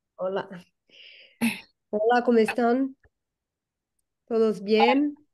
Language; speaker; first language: Spanish; non-native, learner; Portuguese